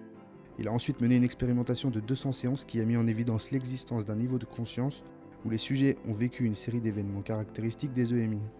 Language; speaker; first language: French; native; French